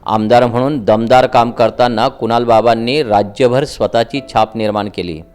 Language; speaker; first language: Marathi; non-native, local second language; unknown